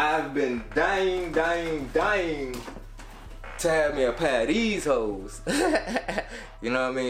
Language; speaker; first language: English; native; English